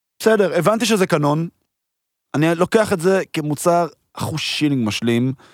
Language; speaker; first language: Hebrew; early bilingual, heritage; Hebrew